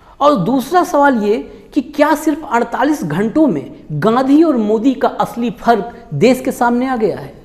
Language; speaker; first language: Hindi; native; Hindi